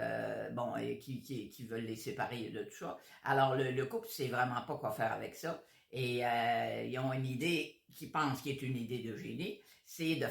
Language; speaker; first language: French; native; French